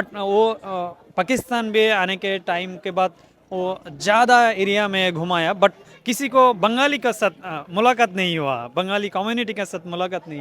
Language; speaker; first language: Hindi; non-native, learner; Bangla